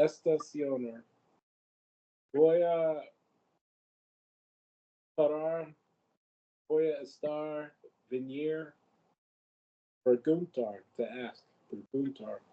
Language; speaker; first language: Spanish; non-native, learner; English